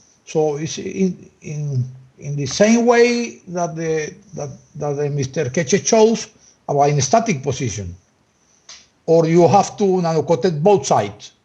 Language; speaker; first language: English; non-native, learner; Spanish